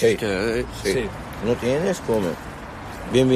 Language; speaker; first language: Spanish; non-native, learner; Arabic